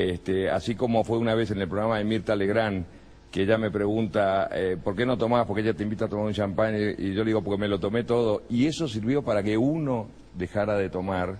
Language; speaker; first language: Spanish; native; Spanish